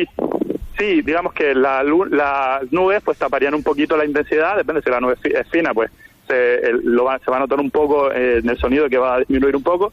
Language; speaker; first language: Spanish; non-native, local second language; Catalan